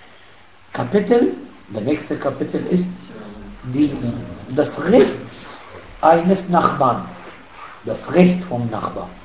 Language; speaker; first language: German; non-native, fluent; Arabic